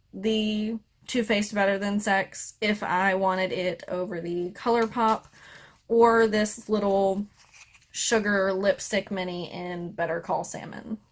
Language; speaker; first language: English; native; English